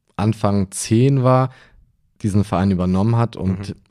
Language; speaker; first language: German; native; German